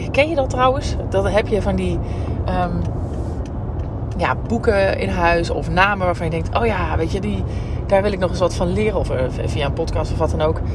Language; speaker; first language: Dutch; native; Dutch